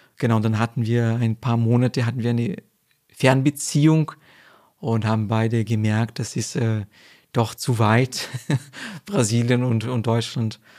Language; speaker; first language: German; non-native, fluent; Portuguese